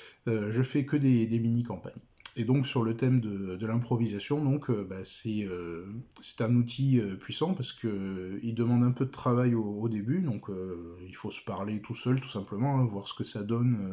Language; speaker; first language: French; native; French